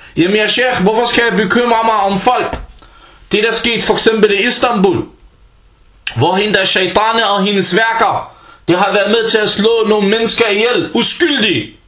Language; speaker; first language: Danish; early bilingual, other home language; Arabic